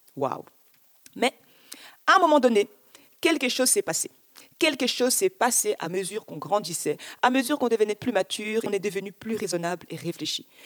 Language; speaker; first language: French; early bilingual, other home language; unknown